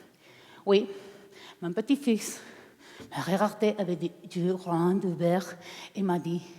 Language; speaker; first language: French; non-native, learner; Spanish